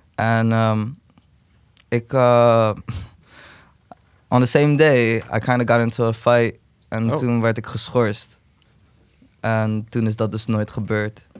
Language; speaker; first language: Dutch; early bilingual, other home language; Turkish